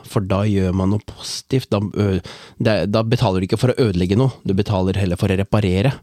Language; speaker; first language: Norwegian; early bilingual, other home language; Tamil